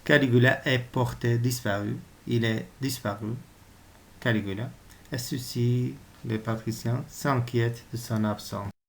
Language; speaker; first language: French; non-native, local second language; Arabic